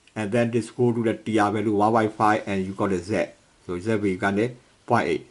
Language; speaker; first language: English; non-native, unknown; Burmese